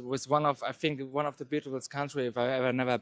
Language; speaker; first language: English; non-native, learner; Turkish